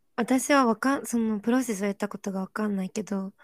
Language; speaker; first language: Japanese; early bilingual, other home language; Korean